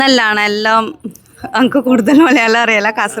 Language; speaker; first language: Malayalam; non-native, local second language; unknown